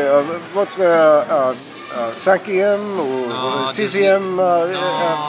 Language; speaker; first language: French; non-native, learner; English